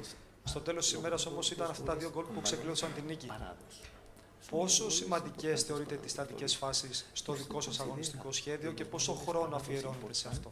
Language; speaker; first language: Greek; native; Greek